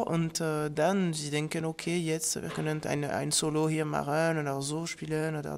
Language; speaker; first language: German; non-native, fluent; French